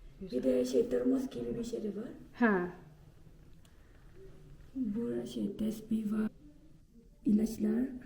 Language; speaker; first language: Turkish; non-native, learner; Malay